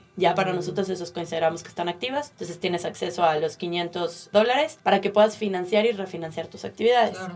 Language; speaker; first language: Spanish; native; Spanish